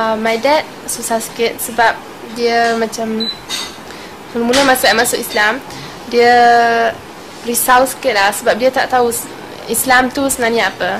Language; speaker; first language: Malay; non-native, fluent; German